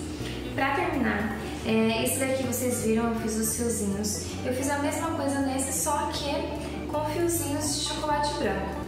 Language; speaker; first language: Portuguese; native; Portuguese